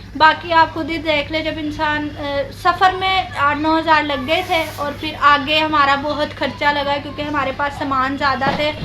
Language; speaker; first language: Urdu; non-native, local second language; Punjabi